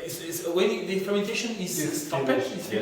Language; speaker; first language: English; non-native, learner; Portuguese